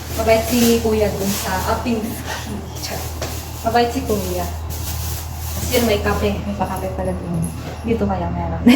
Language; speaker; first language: Filipino; non-native, local second language; Iloko